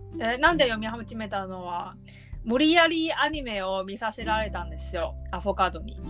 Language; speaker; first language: Japanese; non-native, learner; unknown